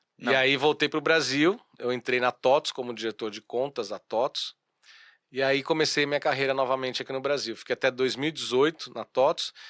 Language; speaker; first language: Portuguese; native; Portuguese